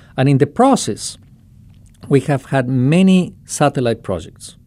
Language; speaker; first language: English; non-native, fluent; Spanish